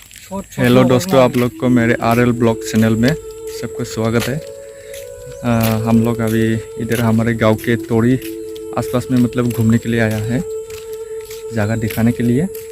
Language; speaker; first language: Hindi; non-native, local second language; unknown